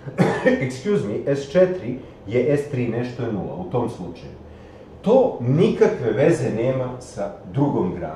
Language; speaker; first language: Serbian; native; Serbian